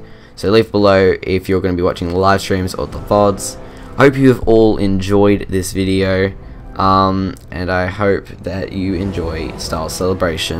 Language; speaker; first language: English; native; English